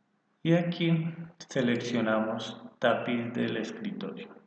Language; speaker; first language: Spanish; native; Spanish